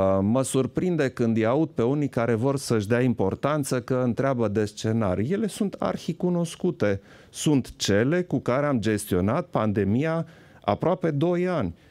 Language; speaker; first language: Romanian; non-native, local second language; German